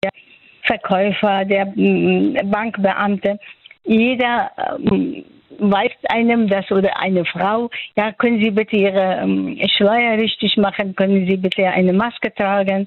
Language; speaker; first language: German; non-native, fluent; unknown